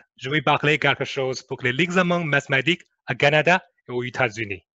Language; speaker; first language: French; non-native, learner; Chinese